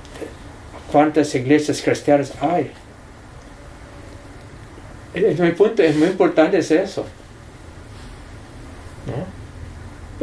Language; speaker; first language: Spanish; non-native, fluent; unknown